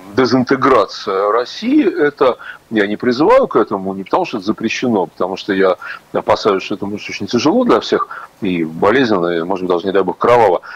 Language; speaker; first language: Russian; native; Russian